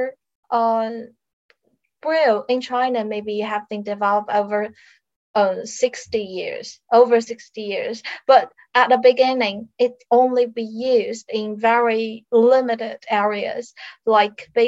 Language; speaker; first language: English; non-native, fluent; Chinese